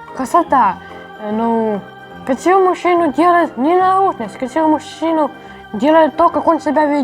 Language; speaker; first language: Russian; native; Russian